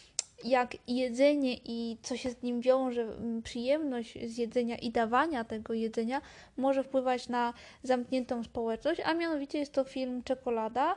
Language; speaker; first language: Polish; native; Polish